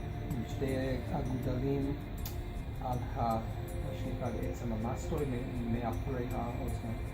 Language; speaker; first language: Hebrew; non-native, fluent; English